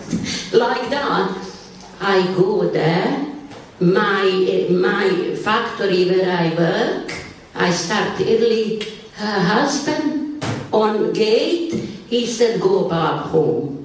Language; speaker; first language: English; non-native, learner; Bosnian